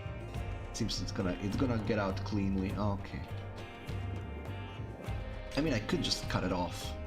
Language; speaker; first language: English; native; English